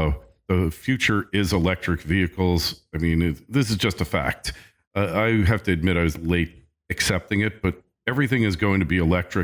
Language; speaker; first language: English; native; English